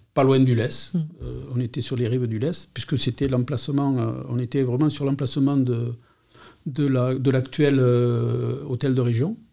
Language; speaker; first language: French; non-native, local second language; Catalan